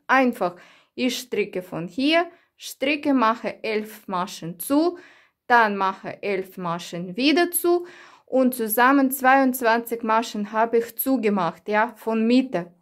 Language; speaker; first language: German; non-native, learner; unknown